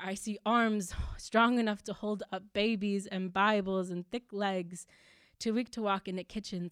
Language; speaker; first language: English; native; English